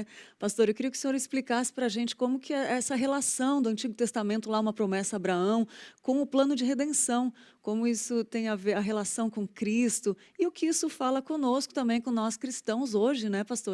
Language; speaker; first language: Portuguese; native; Portuguese